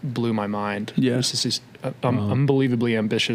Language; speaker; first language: English; native; English